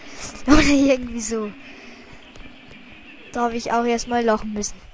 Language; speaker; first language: German; native; German